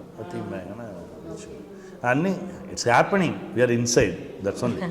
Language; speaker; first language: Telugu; non-native, local second language; Tamil